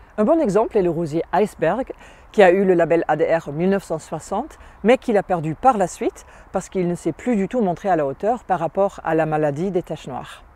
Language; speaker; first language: French; non-native, fluent; German